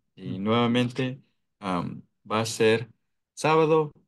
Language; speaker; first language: Spanish; early bilingual, heritage; Spanish